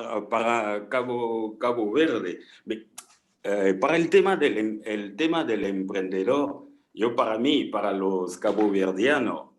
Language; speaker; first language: Spanish; non-native, fluent; French